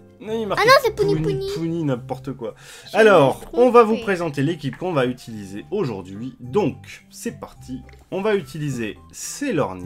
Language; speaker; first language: French; native; French